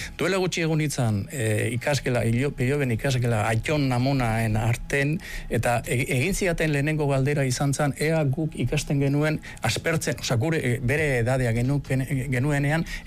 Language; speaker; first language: Basque; native; Basque